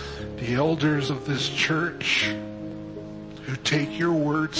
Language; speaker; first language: English; native; English